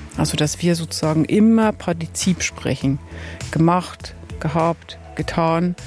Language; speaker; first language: German; native; German